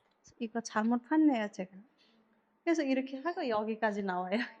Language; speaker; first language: Korean; non-native, learner; Nepali